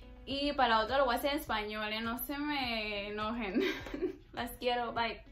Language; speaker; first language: Spanish; early bilingual, heritage; Spanish